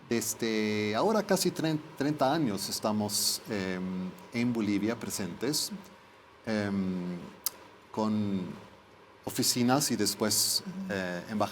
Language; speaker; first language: Spanish; non-native, fluent; Swedish